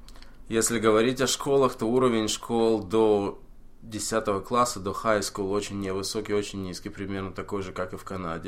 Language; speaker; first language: Russian; early bilingual, heritage; Russian